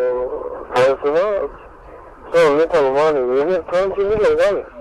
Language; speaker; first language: English; non-native, learner; Somali